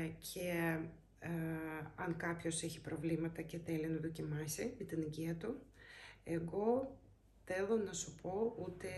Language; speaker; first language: Greek; non-native, learner; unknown